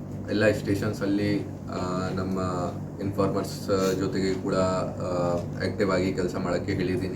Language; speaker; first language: Kannada; non-native, fluent; Hindi